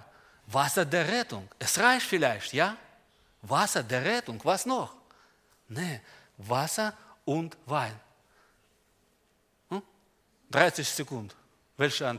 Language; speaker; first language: German; non-native, learner; Russian